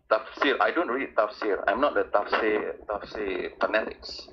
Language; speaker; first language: English; non-native, local second language; Malay